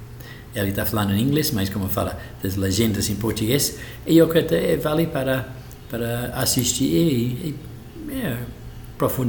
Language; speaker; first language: Portuguese; non-native, fluent; Spanish